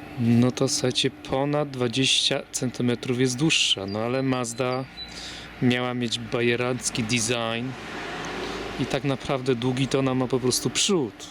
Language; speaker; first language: Polish; native; Polish